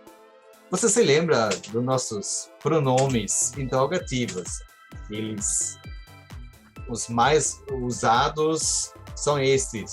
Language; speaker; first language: Portuguese; non-native, fluent; German